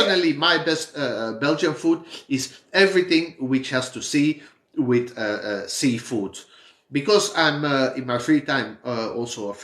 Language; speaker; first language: English; non-native, fluent; Dutch